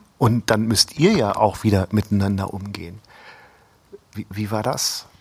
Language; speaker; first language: German; native; German